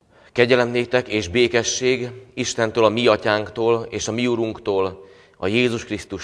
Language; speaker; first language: Hungarian; native; Hungarian